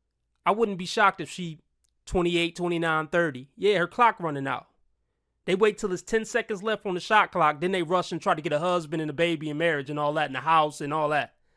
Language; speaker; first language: English; native; English